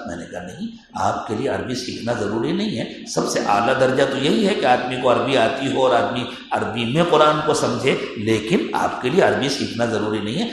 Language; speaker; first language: Urdu; native; Urdu